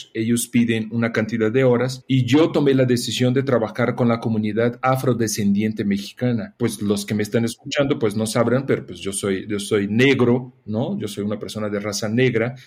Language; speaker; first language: Spanish; non-native, fluent; Portuguese